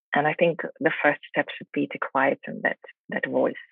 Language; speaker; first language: English; non-native, fluent; German